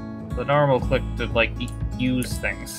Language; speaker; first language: English; native; English